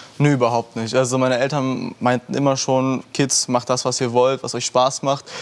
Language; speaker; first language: German; early bilingual, heritage; German